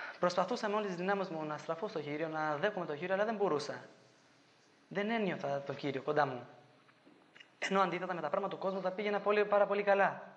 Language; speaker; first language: Greek; non-native, fluent; Albanian